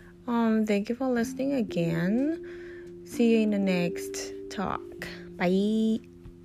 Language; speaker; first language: English; non-native, fluent; Japanese